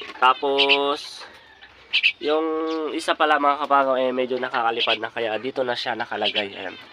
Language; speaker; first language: Filipino; native; Filipino